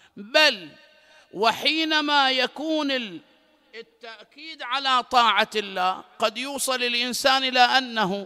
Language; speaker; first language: Arabic; native; Arabic